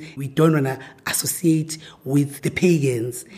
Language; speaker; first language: English; non-native, local second language; Zulu